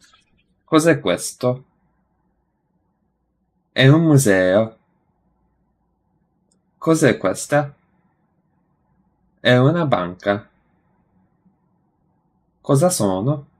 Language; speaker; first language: Italian; non-native, learner; English